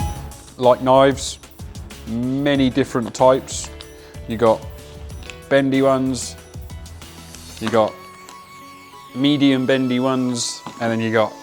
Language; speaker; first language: English; native; English